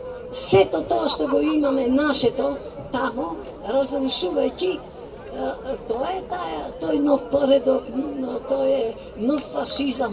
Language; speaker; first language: Macedonian; native; Macedonian